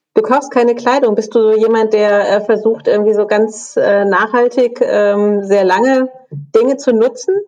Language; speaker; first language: German; native; German